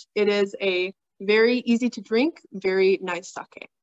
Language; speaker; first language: English; native; English